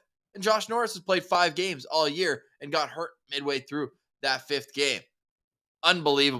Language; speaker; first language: English; native; English